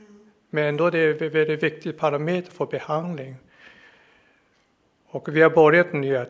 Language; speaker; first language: Swedish; non-native, fluent; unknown